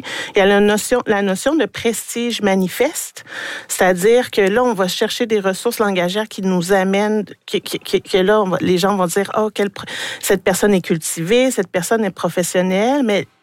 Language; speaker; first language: French; native; French